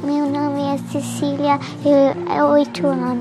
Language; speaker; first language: Portuguese; early bilingual, heritage; Portuguese